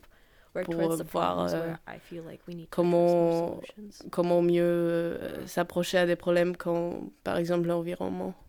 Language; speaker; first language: French; non-native, fluent; Polish